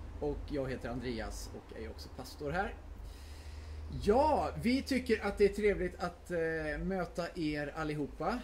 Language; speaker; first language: Swedish; native; Swedish